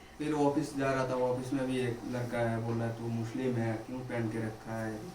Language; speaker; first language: Hindi; non-native, local second language; Bangla